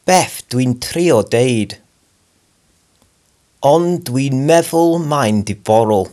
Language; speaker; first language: Welsh; non-native, learner; English